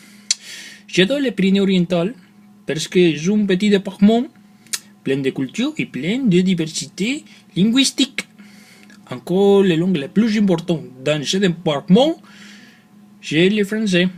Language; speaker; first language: French; non-native, learner; Spanish